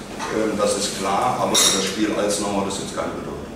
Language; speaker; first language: German; native; German